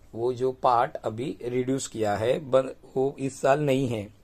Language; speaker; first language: Hindi; non-native, local second language; Marathi